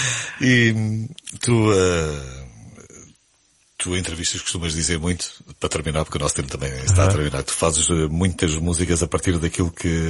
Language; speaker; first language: Portuguese; native; Portuguese